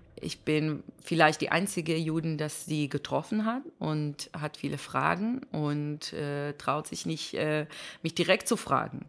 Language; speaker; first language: German; non-native, fluent; Hebrew